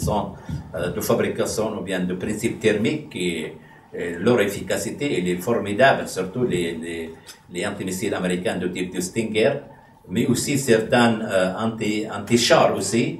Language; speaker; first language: French; non-native, fluent; Arabic